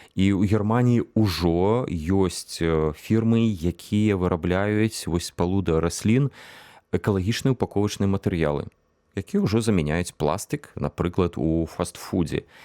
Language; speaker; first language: Belarusian; non-native, local second language; Russian